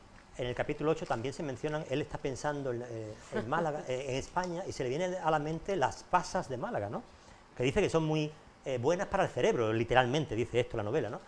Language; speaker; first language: Spanish; native; Spanish